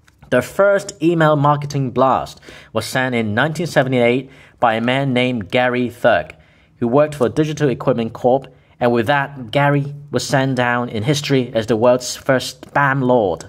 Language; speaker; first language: English; non-native, local second language; Cantonese